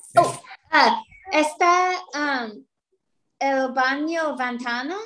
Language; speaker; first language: Spanish; non-native, learner; English